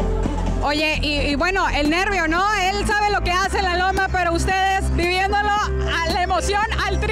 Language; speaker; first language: Spanish; native; Spanish